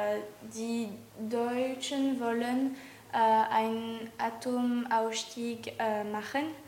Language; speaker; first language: German; non-native, learner; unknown